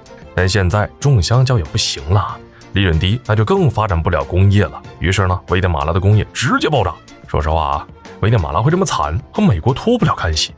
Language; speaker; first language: Chinese; native; Chinese